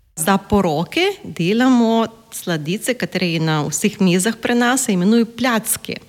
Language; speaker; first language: Slovenian; non-native, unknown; Ukrainian